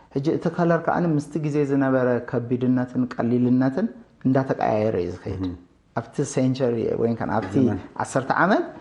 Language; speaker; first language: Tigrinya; native; Tigrinya